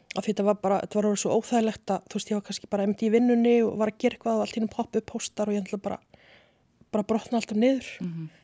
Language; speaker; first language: Icelandic; native; Icelandic